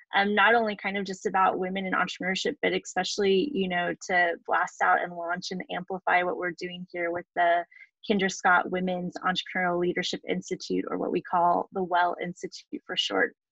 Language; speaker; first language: English; native; English